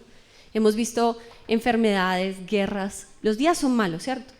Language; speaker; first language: Spanish; native; Spanish